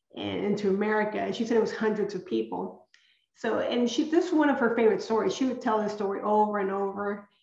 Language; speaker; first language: English; early bilingual, other home language; Spanish